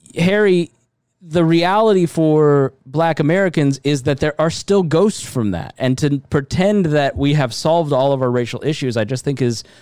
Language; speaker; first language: English; early bilingual, other home language; German